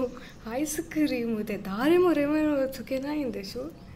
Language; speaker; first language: Japanese; non-native, learner; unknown